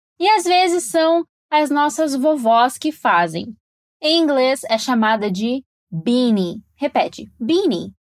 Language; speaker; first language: Portuguese; native; Portuguese